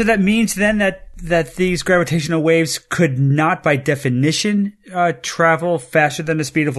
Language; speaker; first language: English; native; English